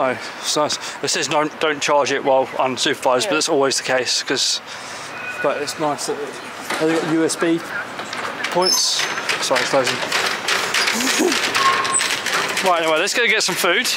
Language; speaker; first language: English; native; English